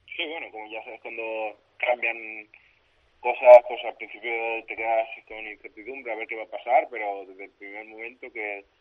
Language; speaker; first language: Spanish; native; Spanish